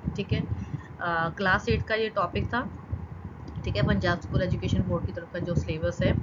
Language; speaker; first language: Hindi; non-native, local second language; Punjabi